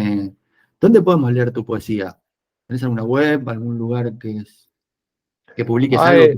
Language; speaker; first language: Spanish; native; Spanish